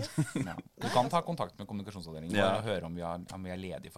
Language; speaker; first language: Norwegian; native; Norwegian